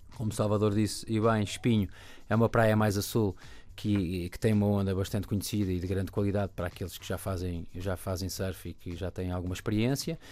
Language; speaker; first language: Portuguese; native; Portuguese